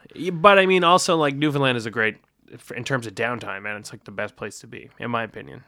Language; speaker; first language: English; native; English